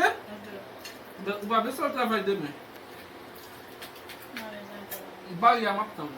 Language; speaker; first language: Portuguese; non-native, learner; Haitian Creole